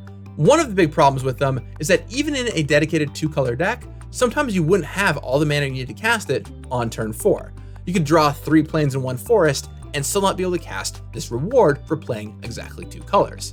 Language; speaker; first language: English; native; English